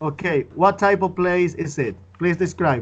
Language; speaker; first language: English; non-native, fluent; Spanish